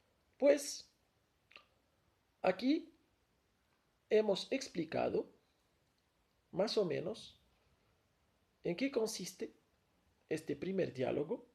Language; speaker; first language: Spanish; non-native, fluent; Arabic